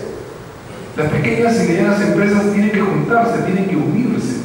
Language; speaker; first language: Spanish; native; Spanish